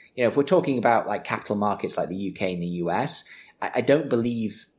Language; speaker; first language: English; native; English